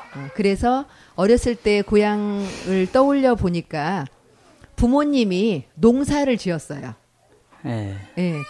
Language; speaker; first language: Korean; native; Korean